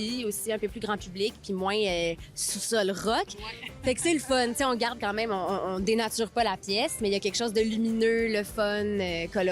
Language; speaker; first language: French; native; French